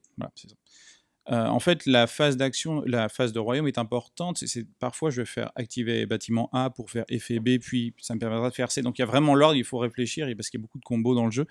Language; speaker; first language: French; native; French